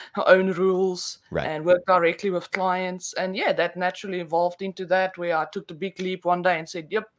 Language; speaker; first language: English; non-native, local second language; Afrikaans